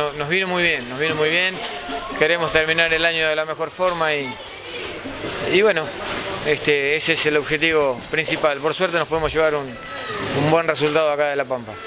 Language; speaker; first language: Spanish; native; Spanish